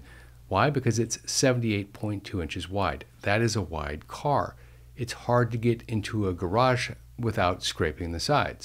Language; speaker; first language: English; native; English